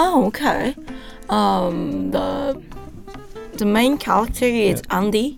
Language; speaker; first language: English; non-native, learner; Japanese